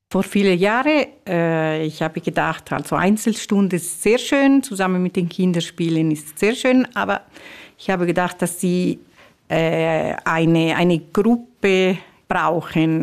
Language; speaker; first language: German; non-native, fluent; Italian